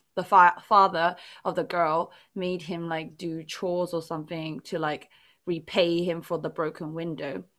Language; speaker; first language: English; early bilingual, other home language; Cantonese